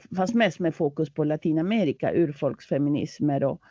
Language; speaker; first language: Swedish; non-native, fluent; Spanish